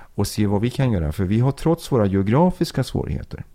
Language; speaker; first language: Swedish; early bilingual, other home language; Persian